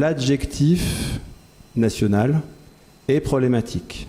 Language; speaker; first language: French; native; French